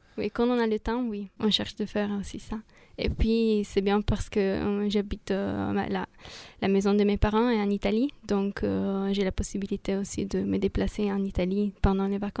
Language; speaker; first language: French; non-native, fluent; Italian